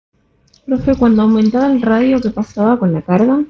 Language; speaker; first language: Spanish; native; Spanish